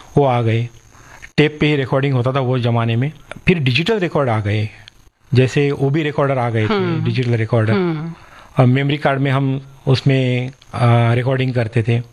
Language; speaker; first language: Hindi; non-native, local second language; Marathi